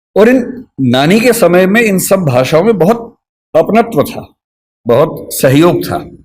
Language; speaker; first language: Hindi; native; Hindi